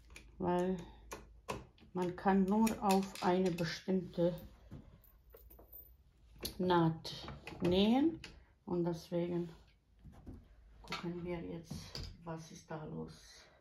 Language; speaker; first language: German; non-native, learner; Bosnian